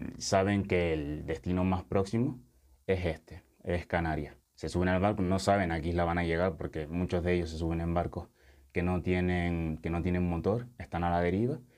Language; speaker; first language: Spanish; early bilingual, other home language; Wolof